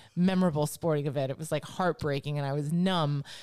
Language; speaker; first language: English; native; English